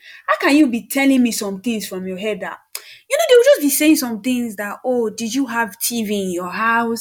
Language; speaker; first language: English; non-native, local second language; Yoruba